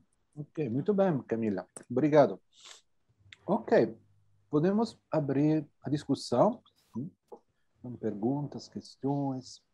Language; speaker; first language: Portuguese; non-native, fluent; Italian